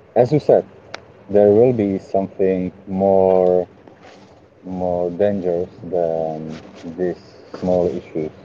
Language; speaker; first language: English; non-native, fluent; Czech